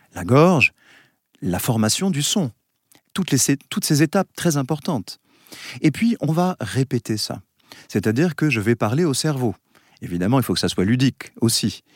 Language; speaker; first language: French; native; French